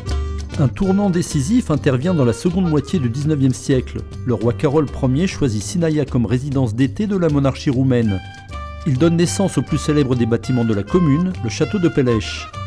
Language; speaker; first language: French; native; French